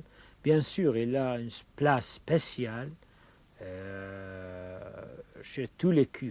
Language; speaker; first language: French; non-native, fluent; Kurdish